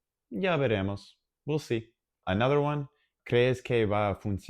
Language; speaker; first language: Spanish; non-native, fluent; English